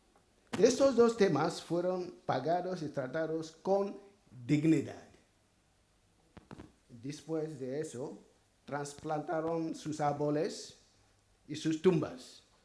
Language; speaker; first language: Spanish; non-native, fluent; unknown